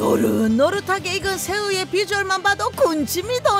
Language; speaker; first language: Korean; native; Korean